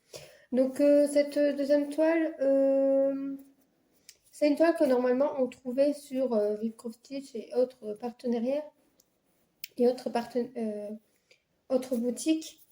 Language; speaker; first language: French; native; French